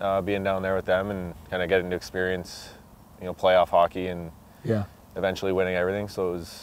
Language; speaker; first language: English; native; English